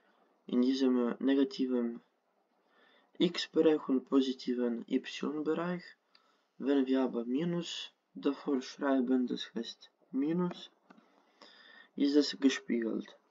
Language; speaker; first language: German; non-native, fluent; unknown